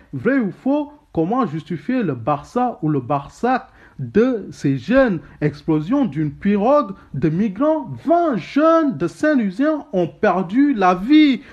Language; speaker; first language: French; non-native, local second language; Wolof